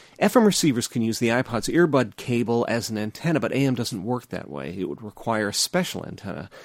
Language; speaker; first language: English; native; English